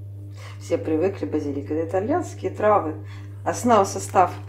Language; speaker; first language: Russian; native; Russian